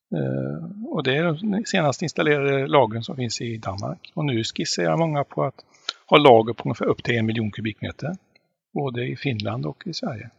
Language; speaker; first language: Swedish; native; Swedish